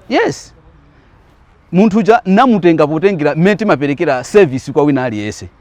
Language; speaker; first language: Nyanja; non-native, local second language; Yao